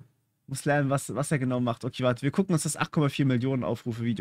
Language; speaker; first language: German; native; German